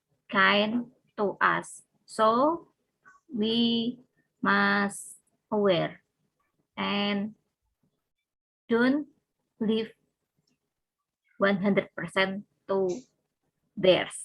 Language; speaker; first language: English; non-native, learner; Indonesian